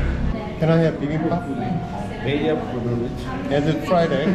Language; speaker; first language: English; non-native, learner; Korean